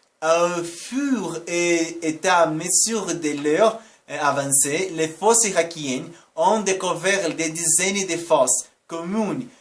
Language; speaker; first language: French; non-native, learner; Portuguese